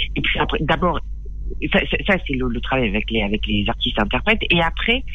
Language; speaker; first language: French; native; French